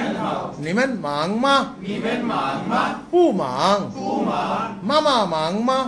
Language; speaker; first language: Chinese; non-native, fluent; Bangla